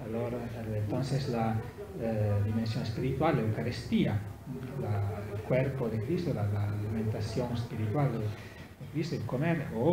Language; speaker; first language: Spanish; non-native, learner; Italian